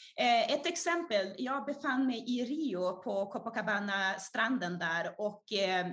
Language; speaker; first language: Swedish; early bilingual, other home language; Portuguese